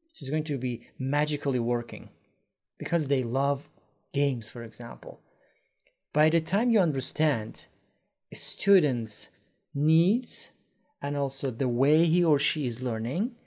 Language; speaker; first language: English; non-native, fluent; Persian